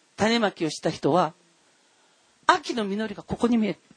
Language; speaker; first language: Japanese; non-native, fluent; Korean